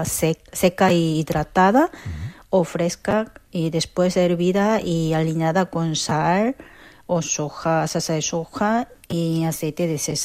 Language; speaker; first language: Spanish; non-native, learner; Korean